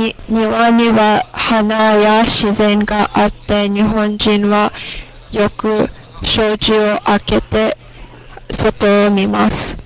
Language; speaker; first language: Japanese; non-native, learner; English